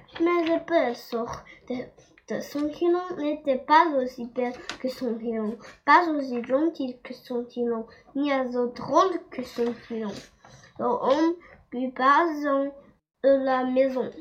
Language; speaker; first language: French; non-native, learner; Chinese